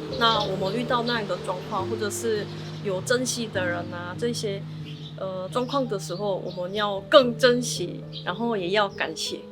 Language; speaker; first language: Chinese; non-native, fluent; Korean